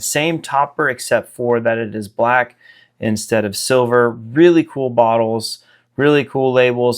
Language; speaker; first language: English; native; English